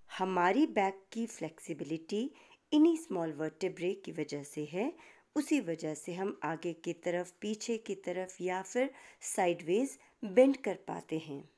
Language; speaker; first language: Hindi; native; Hindi